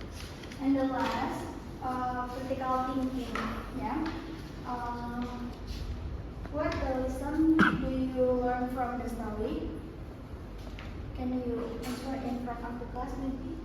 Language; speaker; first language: English; non-native, learner; Indonesian